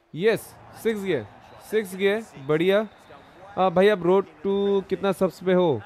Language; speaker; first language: Hindi; non-native, local second language; Bangla